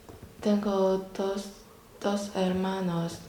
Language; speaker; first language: Spanish; non-native, learner; Chinese